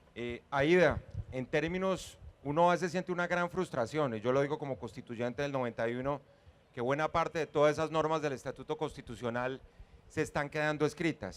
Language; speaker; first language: Spanish; native; Spanish